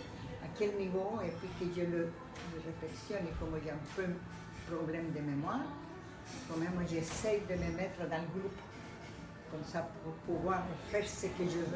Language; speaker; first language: French; non-native, fluent; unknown